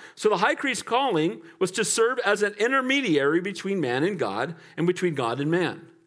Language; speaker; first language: English; native; English